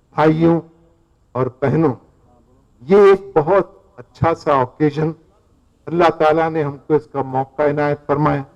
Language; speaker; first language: Urdu; native; Urdu